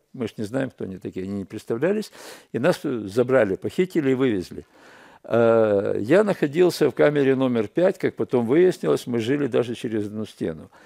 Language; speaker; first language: Russian; native; Russian